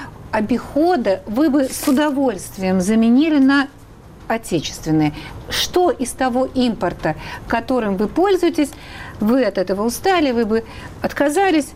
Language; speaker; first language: Russian; native; Russian